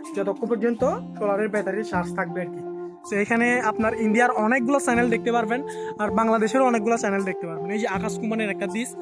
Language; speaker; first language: Bangla; native; Bangla